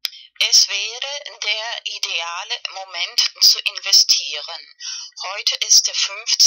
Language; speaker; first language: German; non-native, fluent; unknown